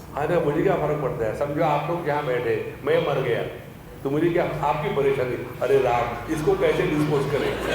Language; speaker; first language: Hindi; non-native, local second language; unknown